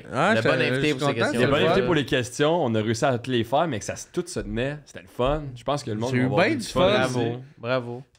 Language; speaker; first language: French; native; French